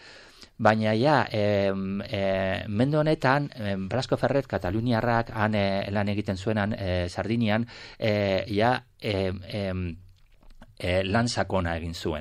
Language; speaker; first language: Basque; non-native, local second language; Spanish